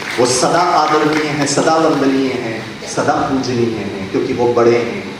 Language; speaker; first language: Hindi; non-native, local second language; Tamil